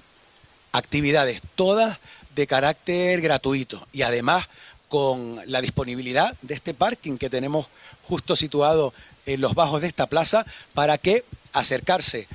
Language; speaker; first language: Spanish; native; Spanish